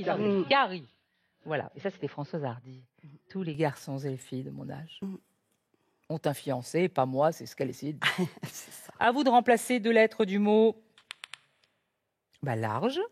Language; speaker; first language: French; native; French